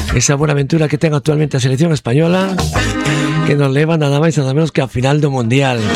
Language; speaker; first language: Galician; native; Galician